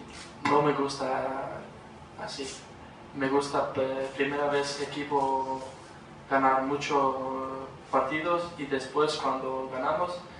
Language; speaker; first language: Spanish; non-native, learner; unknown